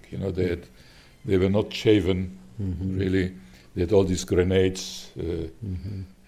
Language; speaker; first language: English; non-native, fluent; Slovak